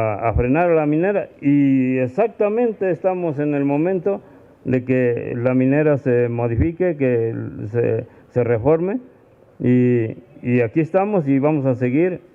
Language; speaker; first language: Spanish; native; Spanish